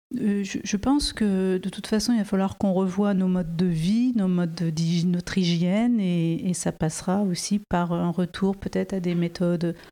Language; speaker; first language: French; native; French